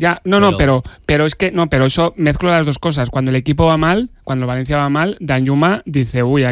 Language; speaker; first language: Spanish; native; Spanish